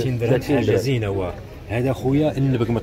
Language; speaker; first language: Arabic; native; Arabic